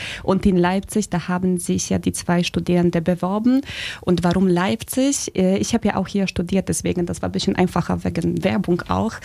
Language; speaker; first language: German; non-native, fluent; Polish